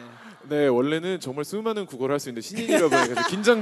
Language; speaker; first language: Korean; native; Korean